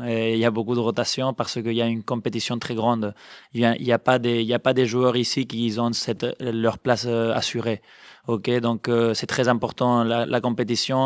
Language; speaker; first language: French; non-native, fluent; Spanish